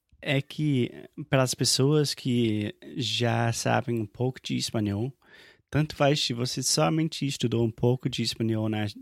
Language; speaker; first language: Portuguese; non-native, fluent; English